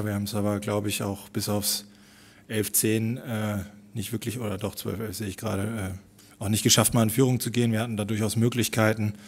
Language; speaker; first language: German; native; German